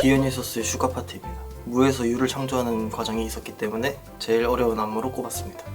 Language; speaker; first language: Korean; native; Korean